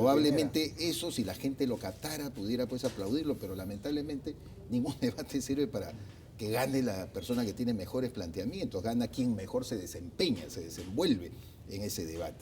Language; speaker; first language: Spanish; native; Spanish